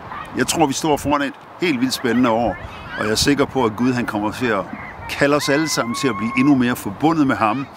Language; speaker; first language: Danish; native; Danish